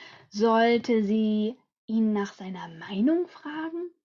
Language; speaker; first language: German; native; German